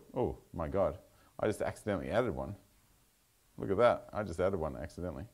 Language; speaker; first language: English; native; English